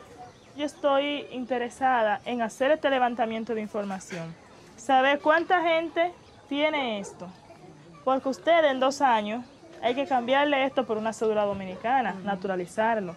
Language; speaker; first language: Spanish; native; Spanish